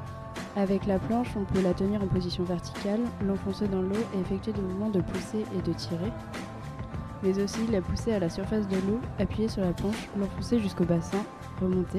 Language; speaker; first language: French; native; French